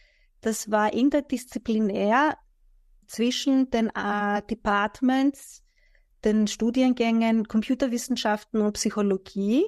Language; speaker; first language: German; non-native, fluent; Greek